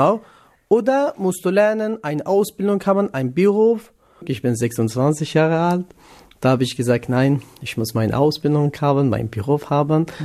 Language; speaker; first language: German; non-native, learner; Kurdish